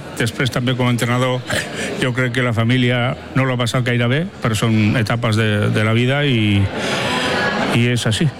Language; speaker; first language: Catalan; non-native, fluent; Basque